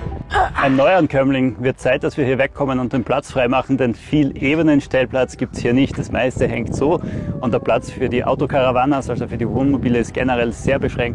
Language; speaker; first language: German; native; German